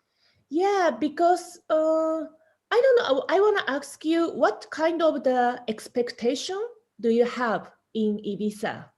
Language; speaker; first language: English; non-native, learner; Japanese